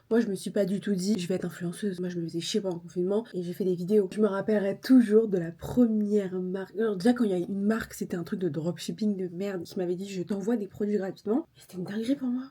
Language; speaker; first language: French; native; French